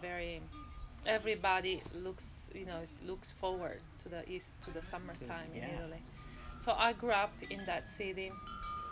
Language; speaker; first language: English; non-native, fluent; Italian